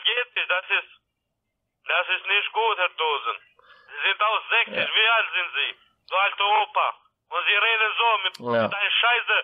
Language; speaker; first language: German; non-native, learner; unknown